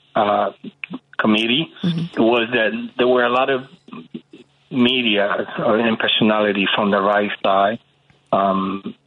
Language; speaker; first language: English; early bilingual, other home language; Spanish